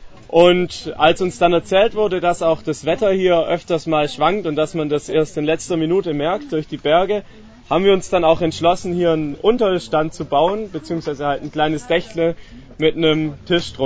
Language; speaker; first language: German; native; German